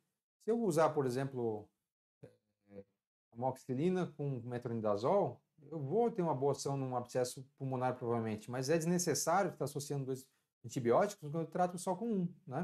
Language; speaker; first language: Portuguese; native; Portuguese